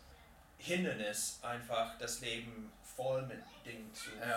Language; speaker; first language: German; non-native, fluent; English